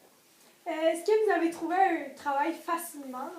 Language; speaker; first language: French; native; French